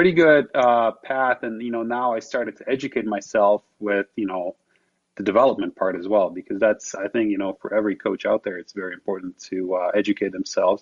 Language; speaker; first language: English; non-native, fluent; Slovak